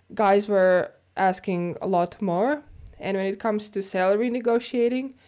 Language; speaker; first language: English; non-native, fluent; Croatian